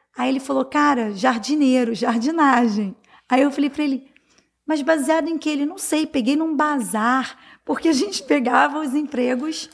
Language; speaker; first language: Portuguese; native; Portuguese